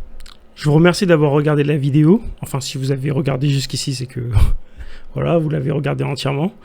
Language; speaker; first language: French; native; French